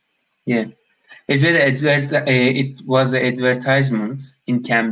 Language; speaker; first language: English; non-native, learner; Turkish